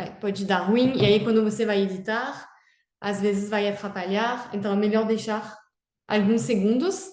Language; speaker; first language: Portuguese; non-native, fluent; French